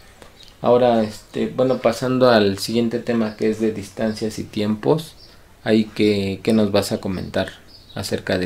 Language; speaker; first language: Spanish; native; Spanish